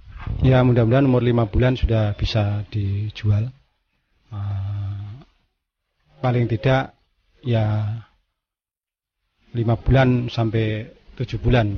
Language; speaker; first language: Indonesian; non-native, local second language; Javanese